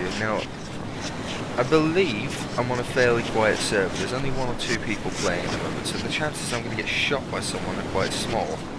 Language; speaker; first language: English; native; English